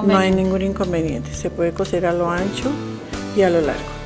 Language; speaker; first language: Spanish; native; Spanish